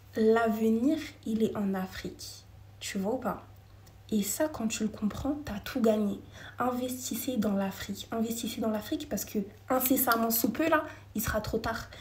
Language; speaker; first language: French; early bilingual, other home language; Wolof